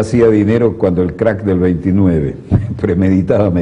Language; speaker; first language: Spanish; native; Spanish